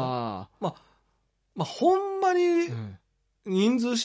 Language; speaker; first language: Japanese; native; Japanese